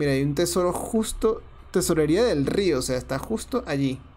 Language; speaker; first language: Spanish; native; Spanish